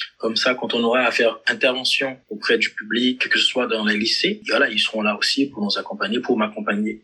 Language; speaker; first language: French; non-native, local second language; Haitian Creole